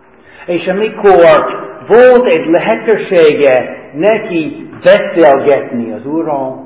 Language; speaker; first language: Hungarian; non-native, learner; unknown